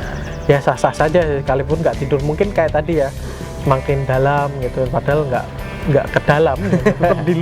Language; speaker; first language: Indonesian; native; Indonesian